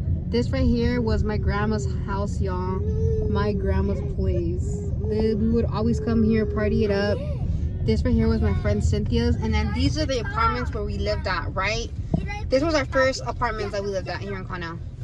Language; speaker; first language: English; early bilingual, other home language; Spanish